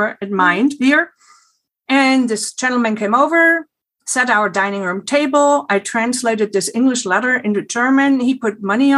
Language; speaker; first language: English; non-native, fluent; German